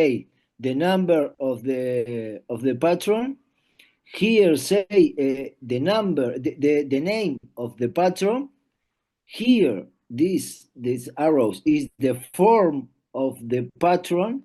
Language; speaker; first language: English; non-native, learner; Spanish